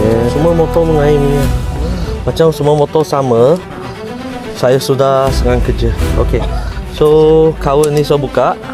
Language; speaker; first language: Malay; non-native, learner; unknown